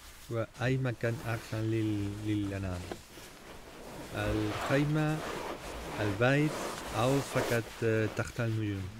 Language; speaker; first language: Arabic; non-native, learner; Spanish